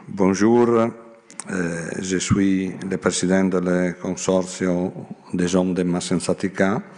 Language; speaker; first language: French; non-native, learner; Italian